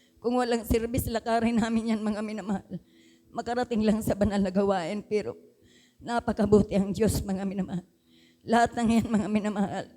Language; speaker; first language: Filipino; non-native, local second language; Bikol